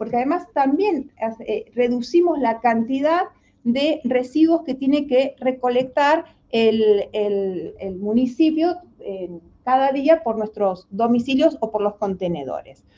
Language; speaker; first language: Spanish; native; Spanish